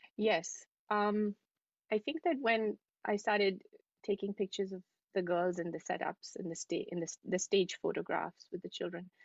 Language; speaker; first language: English; non-native, local second language; Hindi